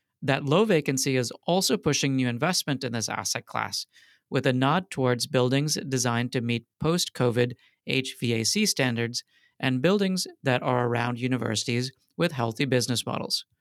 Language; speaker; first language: English; native; English